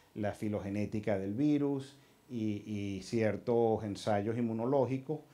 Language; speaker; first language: Spanish; early bilingual, heritage; Spanish